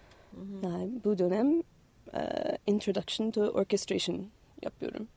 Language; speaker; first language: Turkish; non-native, fluent; English